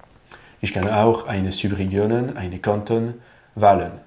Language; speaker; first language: German; non-native, learner; French